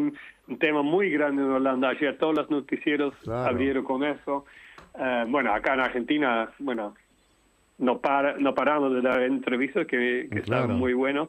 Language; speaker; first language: Spanish; non-native, fluent; Dutch